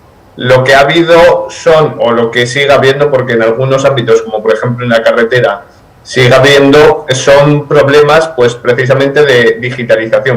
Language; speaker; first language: Spanish; native; Spanish